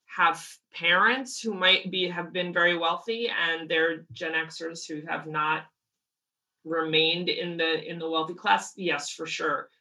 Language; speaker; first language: English; native; English